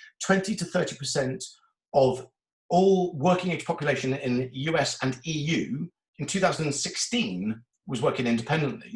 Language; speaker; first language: English; native; English